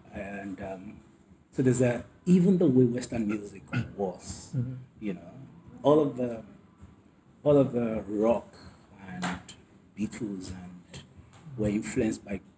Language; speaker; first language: English; non-native, local second language; Yoruba